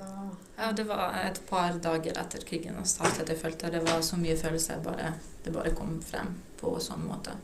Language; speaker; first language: Norwegian; non-native, fluent; Ukrainian